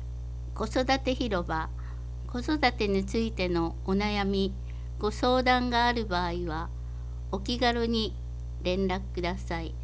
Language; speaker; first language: Japanese; native; Japanese